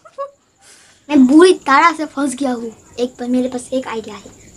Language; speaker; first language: Hindi; non-native, local second language; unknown